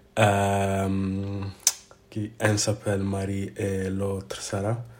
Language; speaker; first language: French; non-native, fluent; English